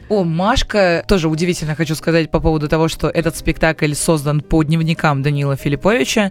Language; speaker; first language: Russian; native; Russian